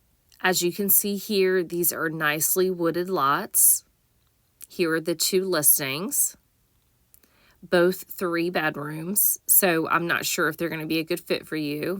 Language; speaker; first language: English; native; English